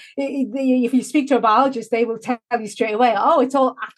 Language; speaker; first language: English; native; English